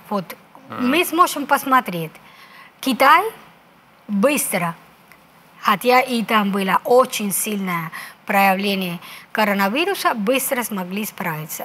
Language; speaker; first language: Russian; non-native, fluent; Spanish